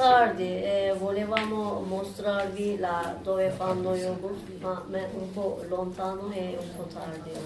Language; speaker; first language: Italian; non-native, learner; Turkish